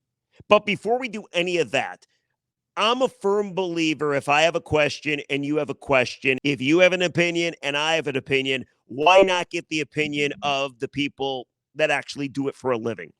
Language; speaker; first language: English; native; English